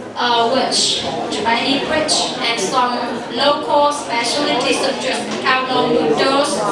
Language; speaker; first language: English; non-native, learner; Vietnamese